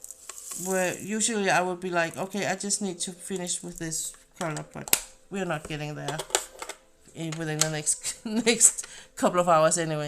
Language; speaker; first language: English; non-native, fluent; Danish